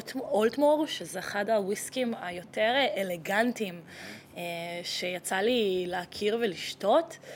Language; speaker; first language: Hebrew; early bilingual, other home language; Russian